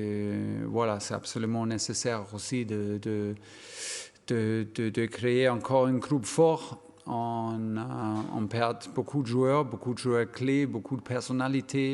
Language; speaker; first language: French; non-native, fluent; German